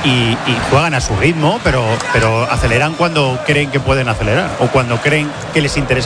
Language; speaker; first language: Spanish; native; Spanish